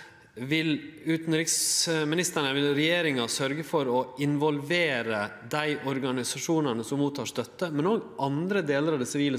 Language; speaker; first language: Norwegian; native; Norwegian